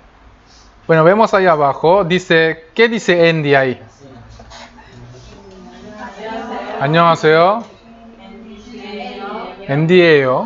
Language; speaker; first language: Spanish; non-native, fluent; Korean